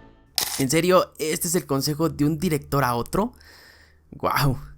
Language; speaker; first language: Spanish; native; Spanish